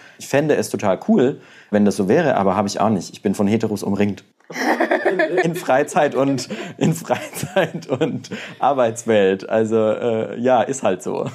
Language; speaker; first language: German; native; German